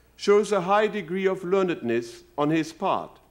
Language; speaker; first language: English; non-native, fluent; German